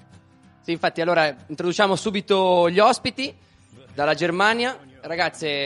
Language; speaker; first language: Italian; native; Italian